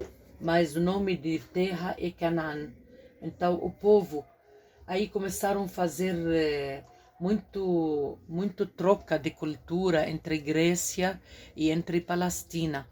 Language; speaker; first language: Portuguese; non-native, fluent; Arabic